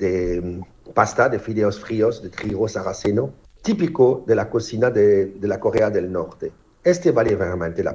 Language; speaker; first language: Spanish; non-native, fluent; Italian